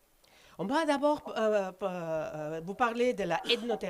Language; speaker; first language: French; non-native, fluent; Spanish